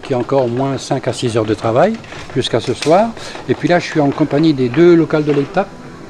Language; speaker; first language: French; native; French